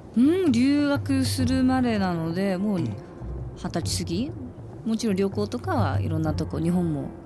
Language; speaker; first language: Japanese; non-native, fluent; English